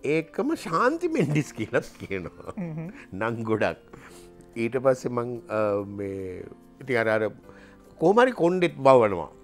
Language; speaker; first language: Sinhala; native; Sinhala